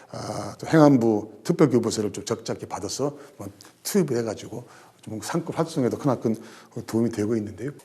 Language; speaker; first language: Korean; native; Korean